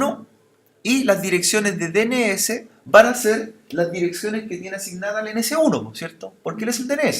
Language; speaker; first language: Spanish; native; Spanish